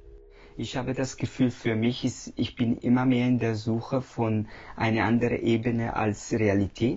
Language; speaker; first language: German; non-native, fluent; Italian